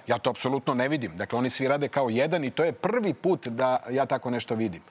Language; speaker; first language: Serbian; native; Serbian